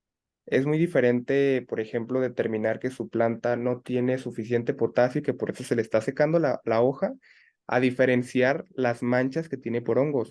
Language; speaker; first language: Spanish; native; Spanish